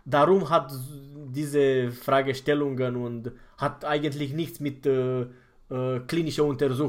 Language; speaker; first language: German; non-native, fluent; Romanian